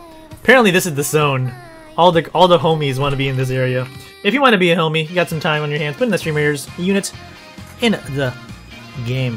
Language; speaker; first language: English; native; English